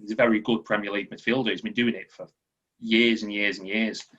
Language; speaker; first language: English; native; English